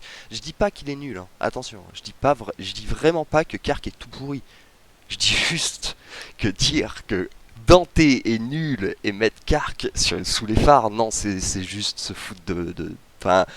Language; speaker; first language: French; native; French